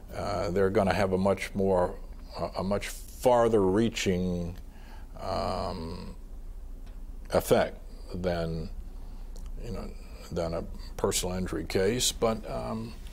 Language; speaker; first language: English; native; English